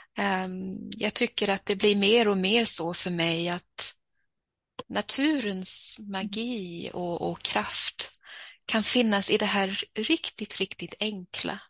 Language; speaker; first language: Swedish; early bilingual, heritage; Swedish